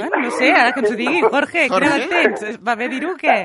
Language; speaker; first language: Catalan; native; Catalan